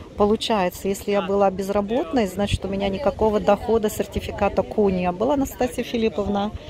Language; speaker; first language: Russian; native; Russian